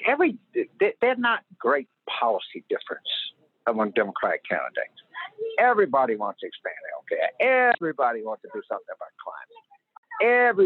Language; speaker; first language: English; native; English